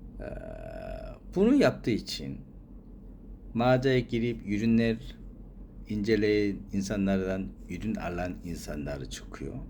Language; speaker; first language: Turkish; non-native, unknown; Korean